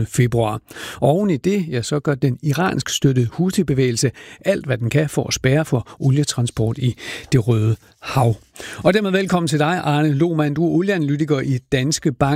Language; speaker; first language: Danish; native; Danish